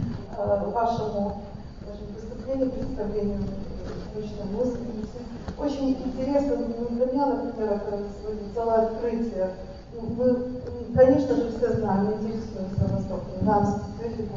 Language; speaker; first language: Russian; non-native, local second language; Ukrainian